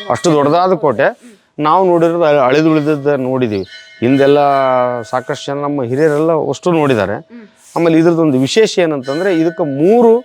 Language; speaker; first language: Kannada; native; Kannada